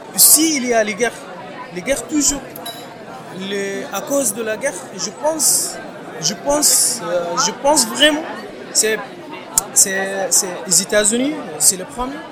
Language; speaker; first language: French; non-native, learner; Arabic